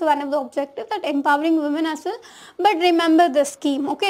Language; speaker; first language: English; non-native, local second language; Telugu